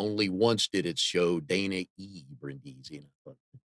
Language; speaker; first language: English; native; English